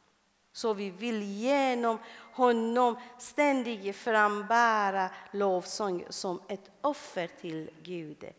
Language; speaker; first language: Swedish; non-native, fluent; Persian